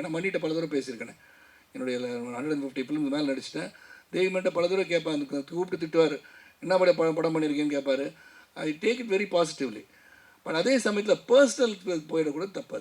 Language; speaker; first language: Tamil; native; Tamil